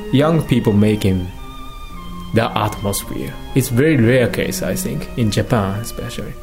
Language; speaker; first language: English; non-native, learner; Japanese